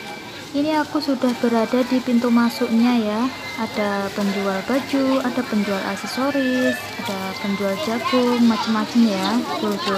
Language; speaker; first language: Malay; non-native, local second language; Javanese